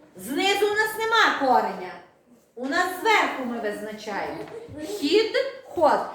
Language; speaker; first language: Ukrainian; native; Ukrainian